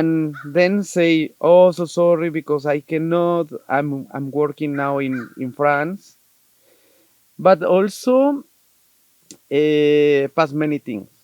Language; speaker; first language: English; non-native, learner; Spanish